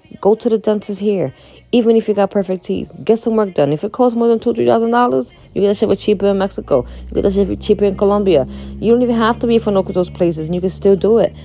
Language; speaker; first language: English; early bilingual, other home language; Spanish